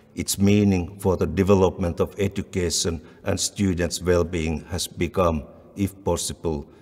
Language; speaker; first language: English; non-native, fluent; Finnish